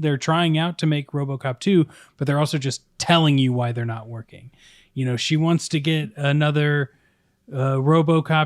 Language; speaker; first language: English; native; English